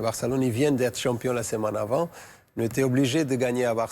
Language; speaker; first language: French; non-native, fluent; Portuguese